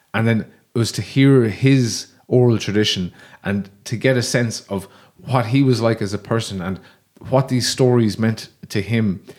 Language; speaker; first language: English; native; English